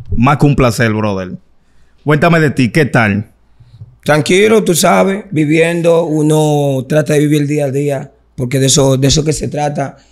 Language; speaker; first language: Spanish; native; Spanish